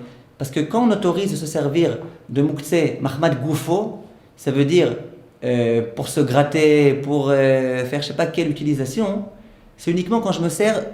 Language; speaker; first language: French; native; French